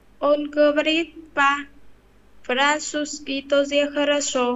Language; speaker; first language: Russian; non-native, learner; Vietnamese